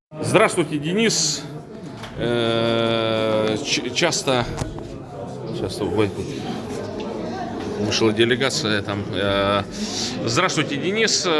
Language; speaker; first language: Russian; native; Russian